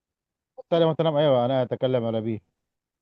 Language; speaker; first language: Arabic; non-native, learner; Urdu